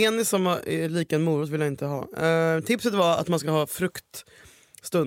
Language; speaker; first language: Swedish; native; Swedish